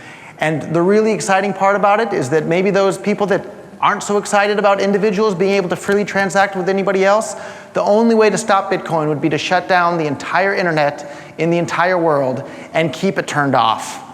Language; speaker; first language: English; native; English